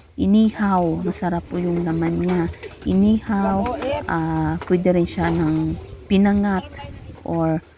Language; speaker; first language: Filipino; non-native, local second language; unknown